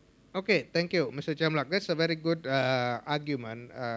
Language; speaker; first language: English; non-native, fluent; Indonesian